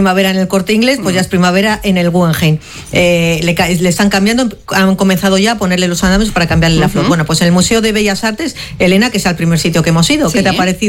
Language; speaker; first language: Spanish; native; Spanish